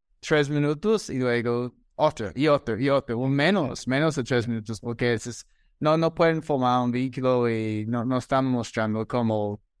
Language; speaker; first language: Spanish; non-native, fluent; English